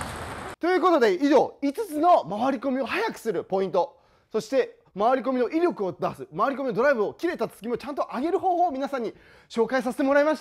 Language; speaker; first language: Japanese; native; Japanese